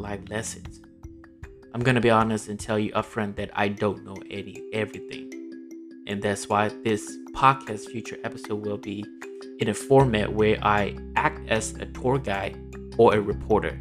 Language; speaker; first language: English; non-native, fluent; Burmese